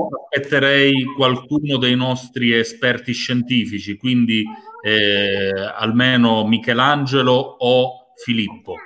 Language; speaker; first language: Italian; native; Italian